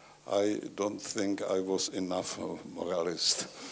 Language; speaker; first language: English; non-native, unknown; Czech